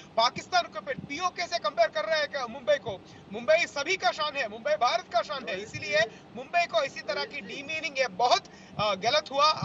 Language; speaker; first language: Hindi; non-native, local second language; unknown